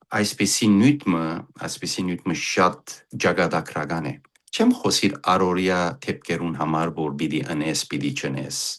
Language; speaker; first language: Armenian; early bilingual, heritage; Armenian